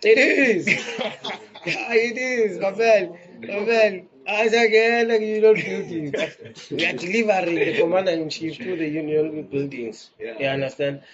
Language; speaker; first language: English; non-native, local second language; Xhosa